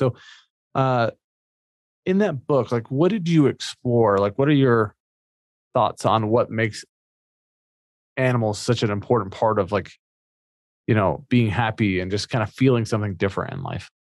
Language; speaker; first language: English; native; English